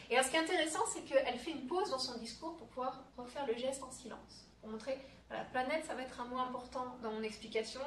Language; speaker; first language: French; native; French